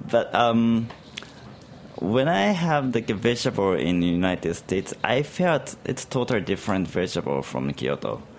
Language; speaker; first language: English; non-native, learner; Japanese